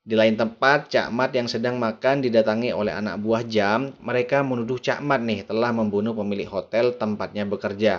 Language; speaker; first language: Indonesian; native; Indonesian